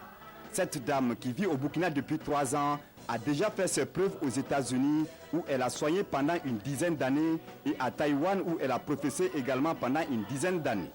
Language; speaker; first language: French; native; French